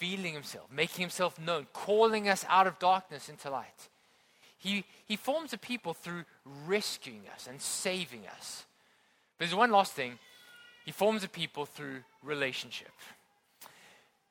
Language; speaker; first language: English; native; English